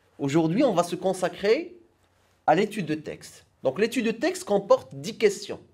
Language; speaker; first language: French; non-native, local second language; Arabic